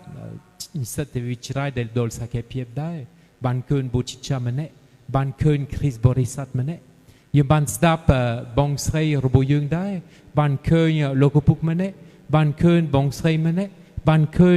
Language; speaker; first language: Khmer; non-native, fluent; French